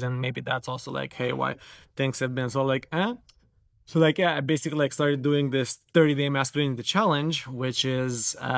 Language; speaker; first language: English; non-native, fluent; Romanian